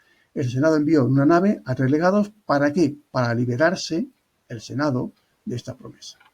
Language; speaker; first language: Spanish; native; Spanish